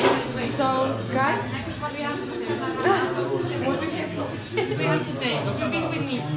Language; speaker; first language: English; non-native, fluent; Spanish